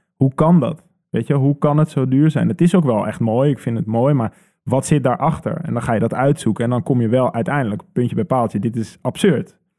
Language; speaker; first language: Dutch; native; Dutch